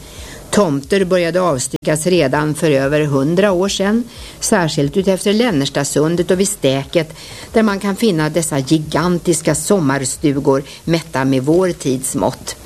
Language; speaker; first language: Swedish; native; Swedish